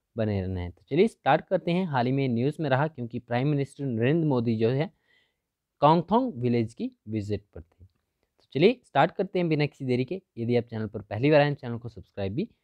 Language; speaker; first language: Hindi; native; Hindi